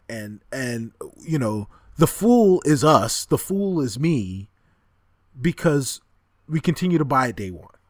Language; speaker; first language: English; native; English